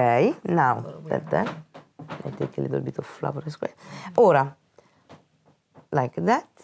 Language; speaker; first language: English; non-native, fluent; Italian